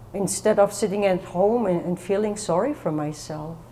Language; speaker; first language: English; non-native, fluent; German